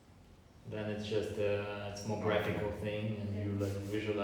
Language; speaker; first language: English; non-native, fluent; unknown